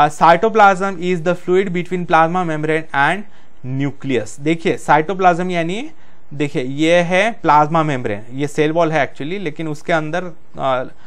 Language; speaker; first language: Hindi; non-native, local second language; Marathi